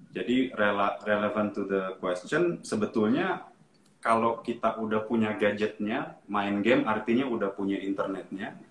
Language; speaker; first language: Indonesian; non-native, local second language; Japanese